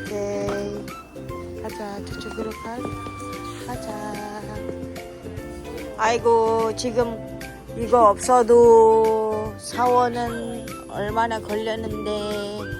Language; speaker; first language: Korean; non-native, learner; Indonesian